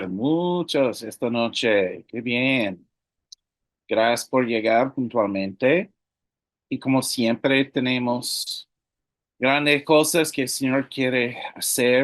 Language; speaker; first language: Spanish; non-native, fluent; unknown